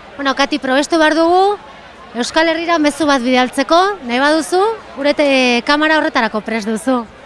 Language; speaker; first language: Basque; native; Basque